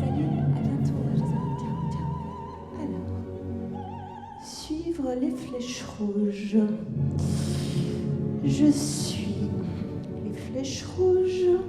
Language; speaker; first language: French; native; French